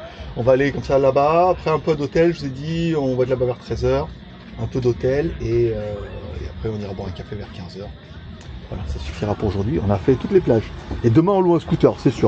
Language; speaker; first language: French; native; French